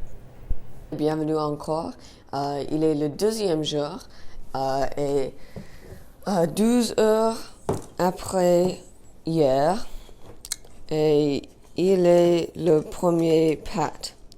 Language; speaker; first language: French; non-native, learner; English